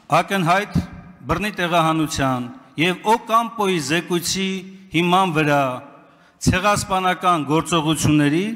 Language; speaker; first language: Armenian; native; Armenian